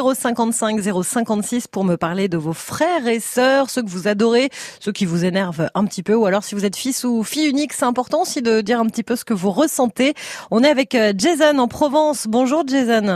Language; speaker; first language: French; native; French